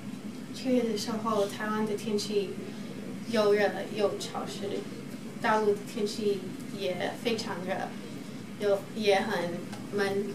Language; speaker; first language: Chinese; early bilingual, heritage; Chinese